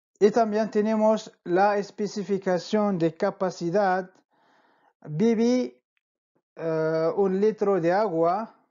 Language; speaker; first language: Spanish; non-native, fluent; Arabic